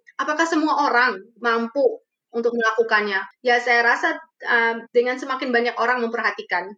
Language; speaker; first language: Indonesian; early bilingual, other home language; Romanian